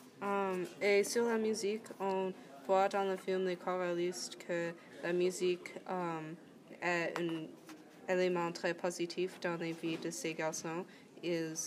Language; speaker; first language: French; non-native, learner; English